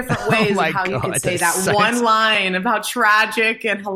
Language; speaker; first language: English; native; English